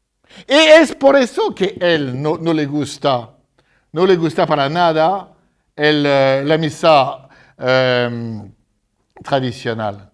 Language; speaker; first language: Spanish; non-native, fluent; French